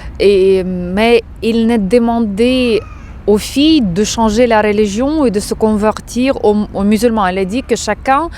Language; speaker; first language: French; non-native, fluent; Ukrainian